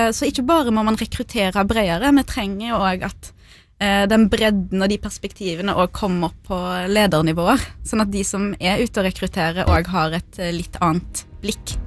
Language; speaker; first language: Norwegian; early bilingual, other home language; Arabic